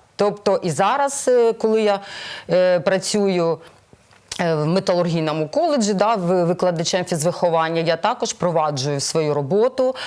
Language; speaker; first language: Ukrainian; native; Ukrainian